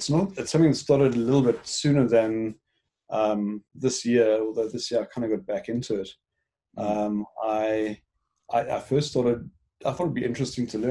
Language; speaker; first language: English; native; English